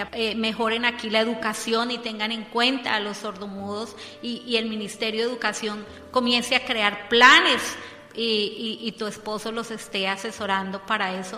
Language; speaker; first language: Spanish; native; Spanish